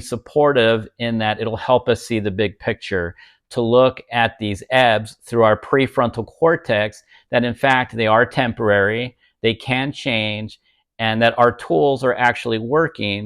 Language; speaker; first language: English; native; English